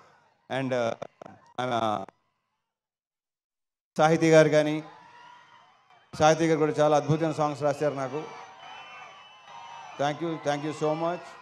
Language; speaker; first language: Telugu; native; Telugu